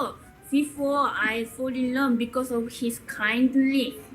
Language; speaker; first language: English; non-native, learner; Korean